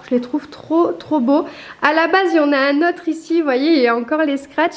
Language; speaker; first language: French; native; French